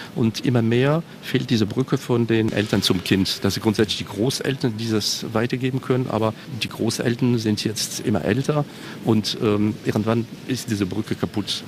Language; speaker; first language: German; non-native, local second language; French